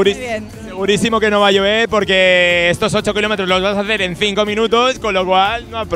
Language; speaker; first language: Spanish; native; Spanish